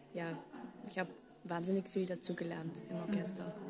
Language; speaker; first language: German; non-native, fluent; Dutch